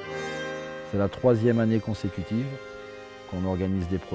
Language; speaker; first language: French; native; French